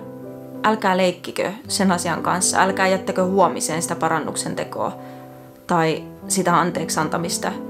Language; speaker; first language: Finnish; native; Finnish